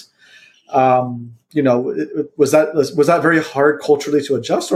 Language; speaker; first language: English; early bilingual, other home language; Vietnamese